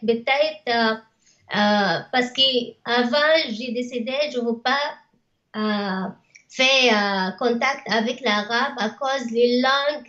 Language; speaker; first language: French; non-native, learner; Arabic